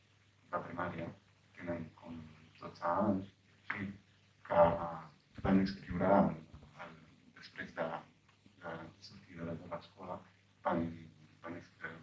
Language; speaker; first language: Catalan; non-native, fluent; Arabic